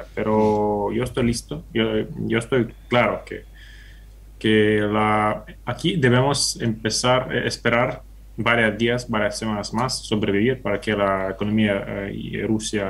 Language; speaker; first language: Spanish; non-native, fluent; Ukrainian